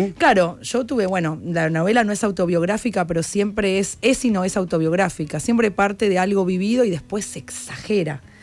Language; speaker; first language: Spanish; native; Spanish